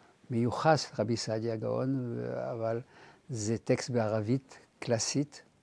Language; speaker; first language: Hebrew; non-native, fluent; French